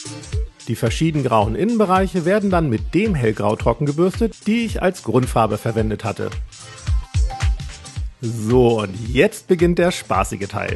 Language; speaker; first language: German; native; German